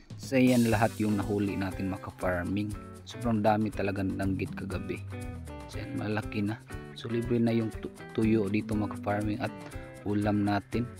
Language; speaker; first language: Filipino; non-native, local second language; Cebuano